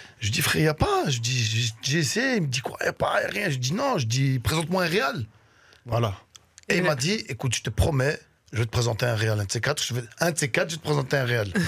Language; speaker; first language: French; early bilingual, other home language; Arabic